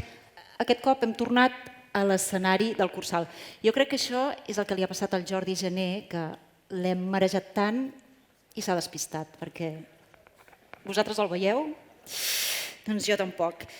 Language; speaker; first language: Catalan; native; Catalan